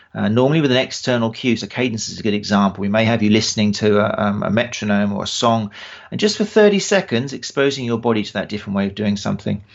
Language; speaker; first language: English; native; English